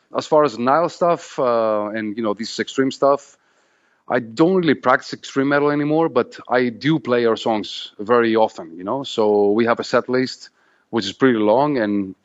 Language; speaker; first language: English; non-native, fluent; Greek